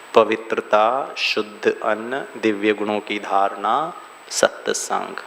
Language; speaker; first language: Hindi; non-native, local second language; Malayalam